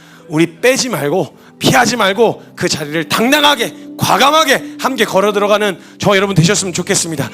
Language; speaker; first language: Korean; native; Korean